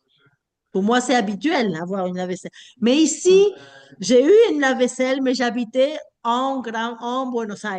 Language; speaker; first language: French; non-native, fluent; Spanish